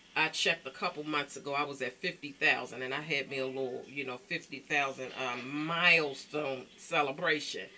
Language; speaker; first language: English; native; English